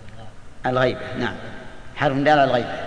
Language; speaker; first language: Arabic; native; Arabic